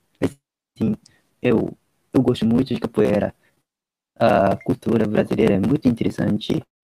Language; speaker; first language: Portuguese; non-native, learner; Japanese